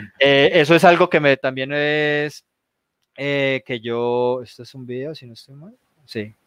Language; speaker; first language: Spanish; native; Spanish